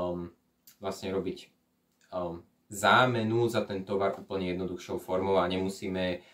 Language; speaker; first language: Slovak; native; Slovak